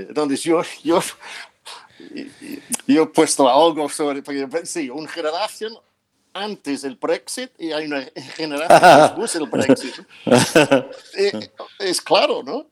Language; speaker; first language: Spanish; non-native, fluent; English